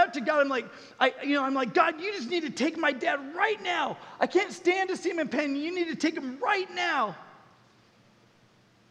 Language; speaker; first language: English; native; English